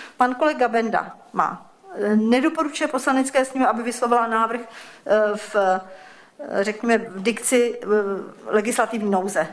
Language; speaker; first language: Czech; native; Czech